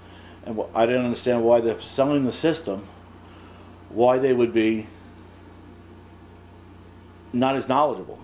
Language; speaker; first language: English; native; English